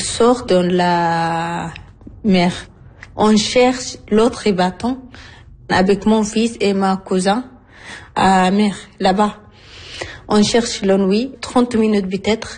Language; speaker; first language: French; non-native, learner; Arabic